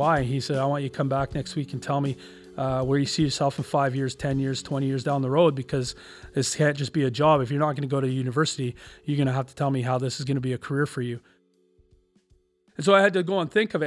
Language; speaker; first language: English; native; English